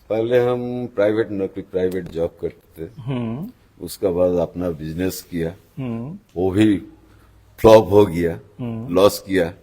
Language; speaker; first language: Hindi; non-native, local second language; Bangla